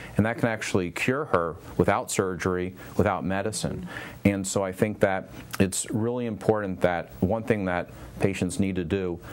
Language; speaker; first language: English; native; English